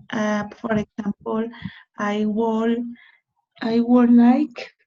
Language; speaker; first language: English; non-native, learner; Spanish